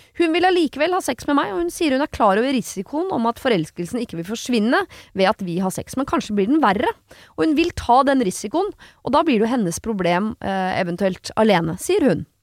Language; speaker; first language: Norwegian; native; Norwegian